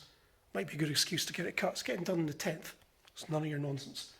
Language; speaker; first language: English; native; English